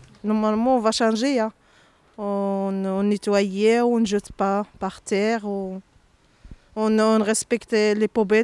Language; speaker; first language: French; non-native, learner; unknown